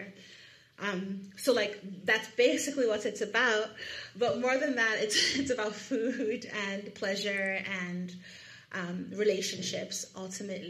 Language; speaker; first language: English; non-native, local second language; Yoruba